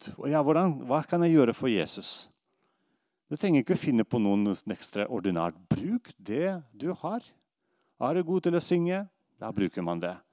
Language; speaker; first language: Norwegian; non-native, fluent; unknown